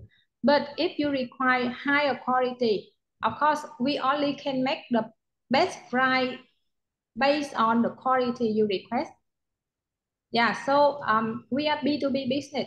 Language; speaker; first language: English; non-native, learner; Vietnamese